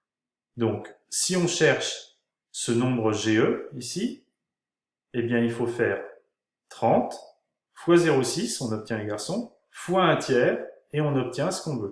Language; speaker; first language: French; native; French